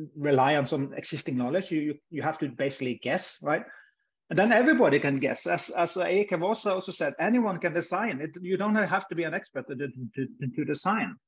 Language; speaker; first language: English; non-native, fluent; Norwegian